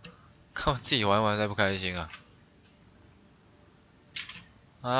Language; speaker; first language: Chinese; native; Chinese